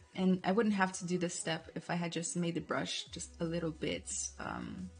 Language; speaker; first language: English; non-native, fluent; Portuguese